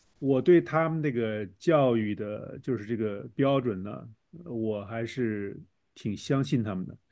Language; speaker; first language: Chinese; native; Chinese